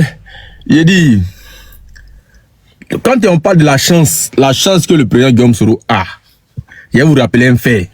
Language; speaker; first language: French; native; French